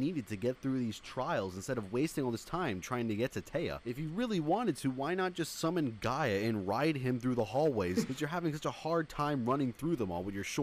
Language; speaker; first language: English; native; English